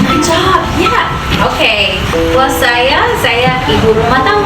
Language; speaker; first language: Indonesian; non-native, fluent; English